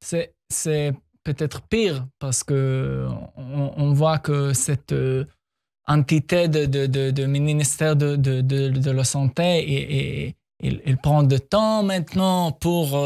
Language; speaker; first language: French; non-native, fluent; Hebrew